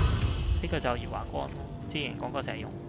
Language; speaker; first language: Chinese; native; Chinese